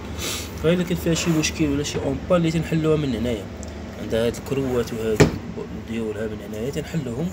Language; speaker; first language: Arabic; native; Arabic